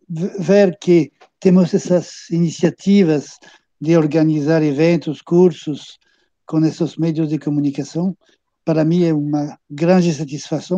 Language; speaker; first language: Portuguese; non-native, fluent; French